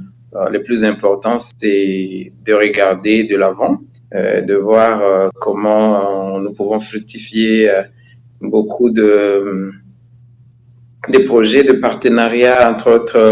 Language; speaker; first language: French; non-native, local second language; Kinyarwanda